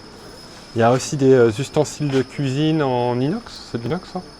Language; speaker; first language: French; native; French